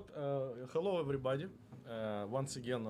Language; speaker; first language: English; non-native, fluent; Russian